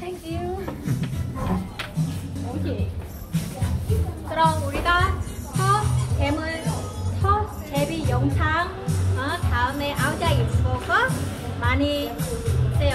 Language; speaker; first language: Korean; non-native, learner; Vietnamese